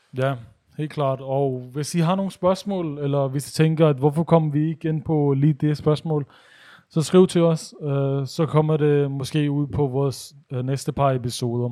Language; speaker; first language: Danish; early bilingual, other home language; Urdu